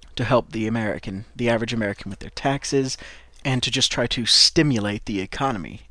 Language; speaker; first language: English; native; English